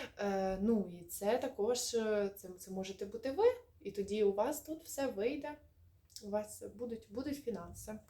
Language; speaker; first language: Ukrainian; non-native, local second language; Russian